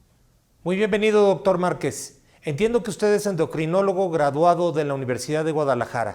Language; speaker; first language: Spanish; native; Spanish